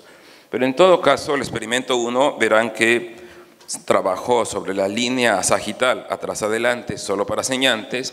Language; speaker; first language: Spanish; native; Spanish